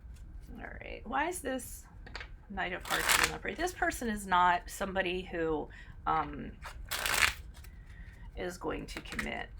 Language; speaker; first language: English; native; English